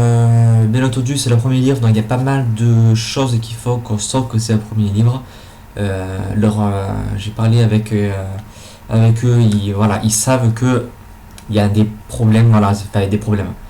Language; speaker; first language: French; native; French